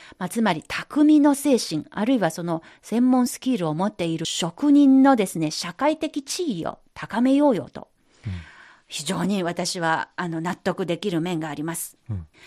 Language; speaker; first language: Japanese; non-native, fluent; Chinese